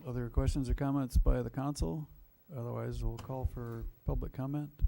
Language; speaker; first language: English; native; English